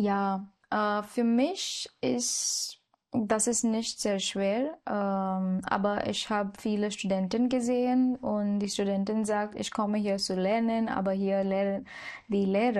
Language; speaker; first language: German; non-native, learner; Marathi